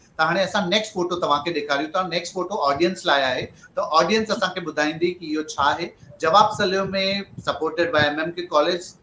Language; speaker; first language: Sindhi; early bilingual, heritage; Sindhi